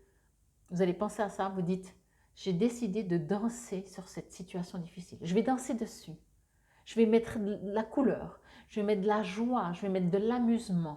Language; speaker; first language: French; native; French